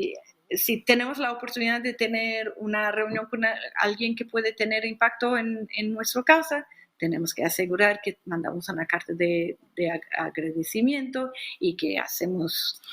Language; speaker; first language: Spanish; non-native, fluent; English